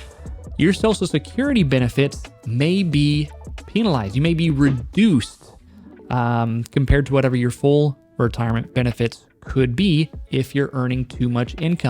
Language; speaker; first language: English; native; English